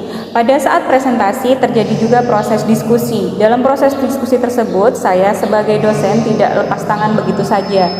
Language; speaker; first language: Indonesian; native; Indonesian